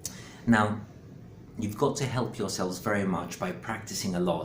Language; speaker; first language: English; non-native, fluent; Greek